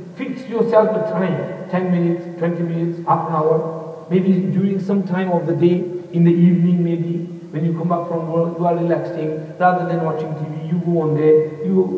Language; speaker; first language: English; native; English